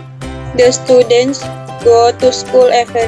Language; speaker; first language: English; non-native, learner; Indonesian